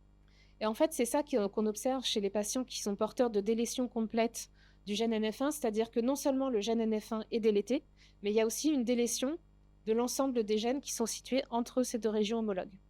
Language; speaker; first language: French; native; French